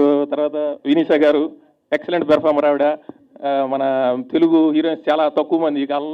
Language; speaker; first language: Telugu; native; Telugu